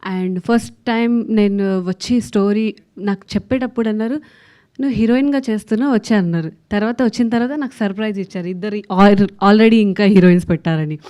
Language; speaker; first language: Telugu; non-native, fluent; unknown